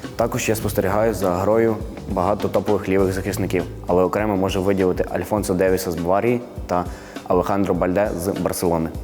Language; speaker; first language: Ukrainian; native; Ukrainian